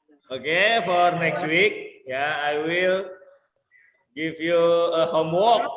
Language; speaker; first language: English; non-native, fluent; Indonesian